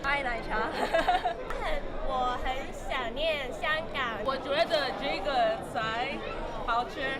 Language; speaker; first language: Chinese; non-native, learner; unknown